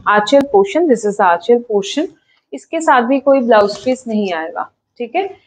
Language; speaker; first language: Hindi; non-native, local second language; Bangla